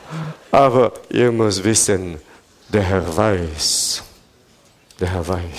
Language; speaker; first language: German; non-native, fluent; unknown